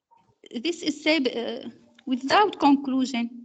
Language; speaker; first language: English; non-native, learner; Arabic